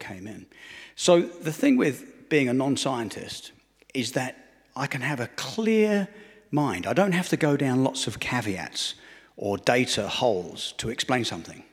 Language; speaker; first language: English; native; English